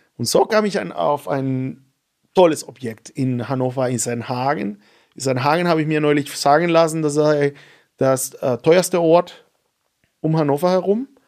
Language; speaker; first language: German; non-native, fluent; Spanish